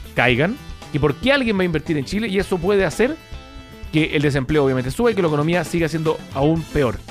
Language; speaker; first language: Spanish; native; Spanish